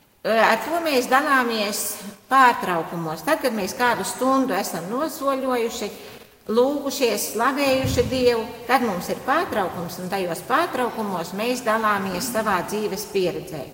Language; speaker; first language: Latvian; native; Latvian